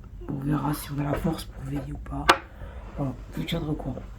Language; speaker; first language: French; native; French